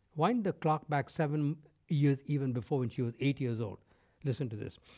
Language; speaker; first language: English; non-native, local second language; Tamil